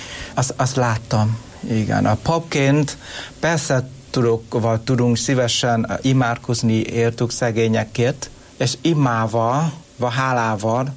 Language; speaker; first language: Hungarian; non-native, learner; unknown